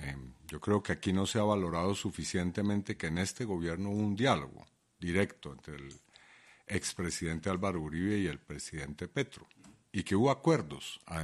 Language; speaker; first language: Spanish; native; Spanish